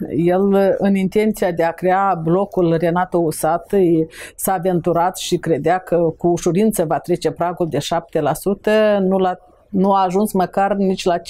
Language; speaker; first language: Romanian; native; Romanian